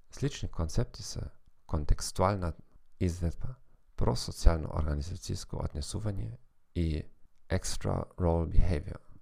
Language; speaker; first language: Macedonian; non-native, fluent; German